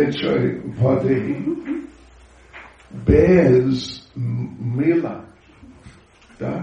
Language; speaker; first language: Russian; non-native, learner; English